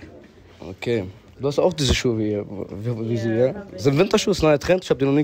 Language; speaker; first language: German; native; German